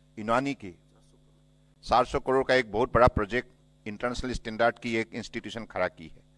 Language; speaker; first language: Hindi; non-native, local second language; Assamese